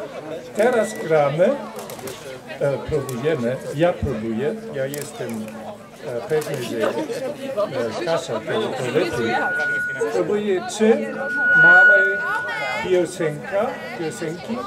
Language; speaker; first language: Polish; non-native, learner; German